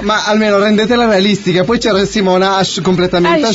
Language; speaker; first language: Italian; native; Italian